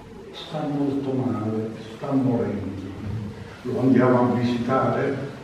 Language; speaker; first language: Italian; native; Italian